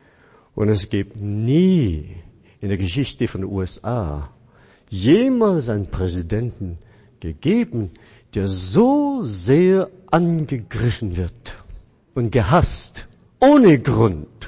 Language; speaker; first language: German; non-native, fluent; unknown